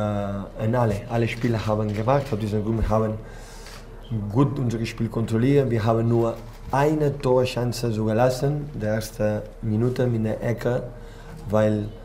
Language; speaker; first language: German; non-native, learner; Spanish